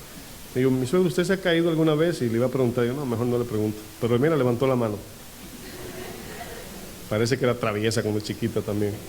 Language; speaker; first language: Spanish; native; Spanish